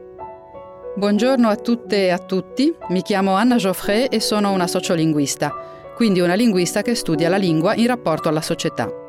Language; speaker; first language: Italian; native; Italian